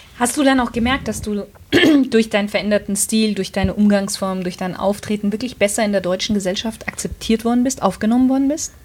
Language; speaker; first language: German; native; German